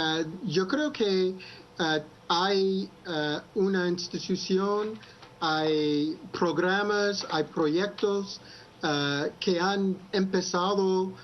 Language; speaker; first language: Spanish; non-native, fluent; English